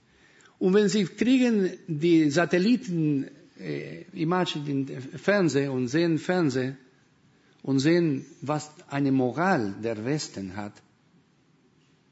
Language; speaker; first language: German; non-native, fluent; Spanish